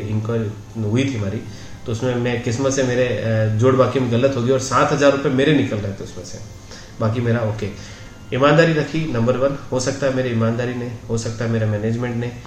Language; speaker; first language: Hindi; native; Hindi